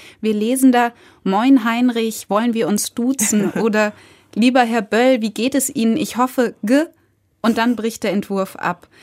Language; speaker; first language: German; native; German